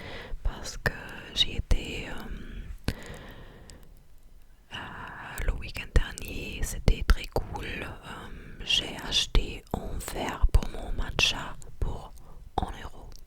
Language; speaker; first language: French; non-native, learner; English